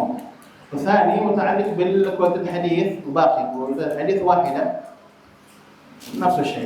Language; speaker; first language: Arabic; non-native, fluent; Indonesian